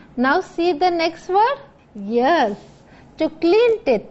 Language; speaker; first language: English; non-native, local second language; Gujarati